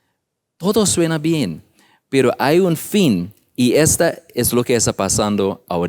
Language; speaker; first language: Spanish; non-native, learner; English